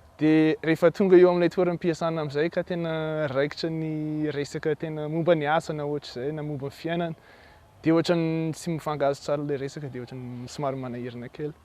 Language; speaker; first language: Malagasy; non-native, fluent; English